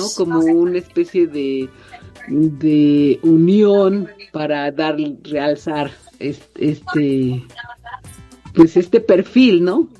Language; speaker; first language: Spanish; native; Spanish